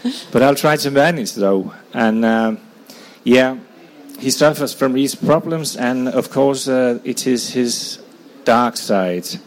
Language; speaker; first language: English; non-native, fluent; Danish